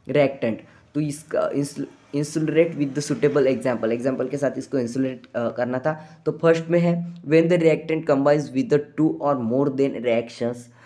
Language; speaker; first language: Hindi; non-native, local second language; Marathi